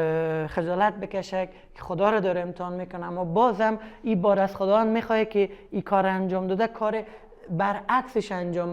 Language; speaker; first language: Persian; native; Persian